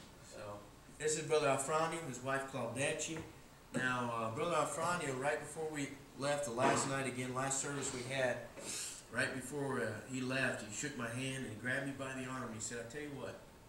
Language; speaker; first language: English; native; English